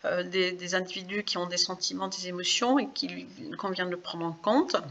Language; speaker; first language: French; native; French